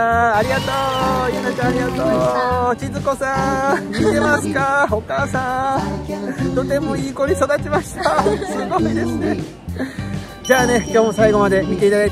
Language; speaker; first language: Japanese; native; Japanese